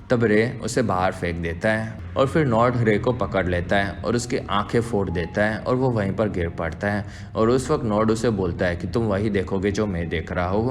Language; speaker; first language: Hindi; native; Hindi